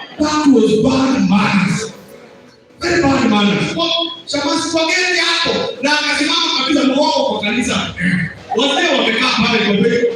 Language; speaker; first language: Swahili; non-native, local second language; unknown